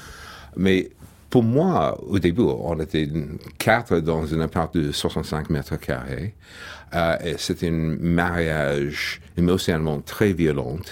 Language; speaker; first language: French; non-native, fluent; English